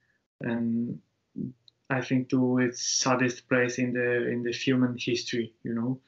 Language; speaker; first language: English; non-native, learner; Japanese